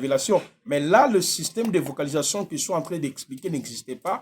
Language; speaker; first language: French; non-native, local second language; Lingala